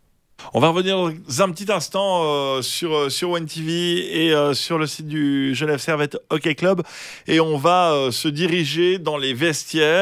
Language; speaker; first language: French; native; French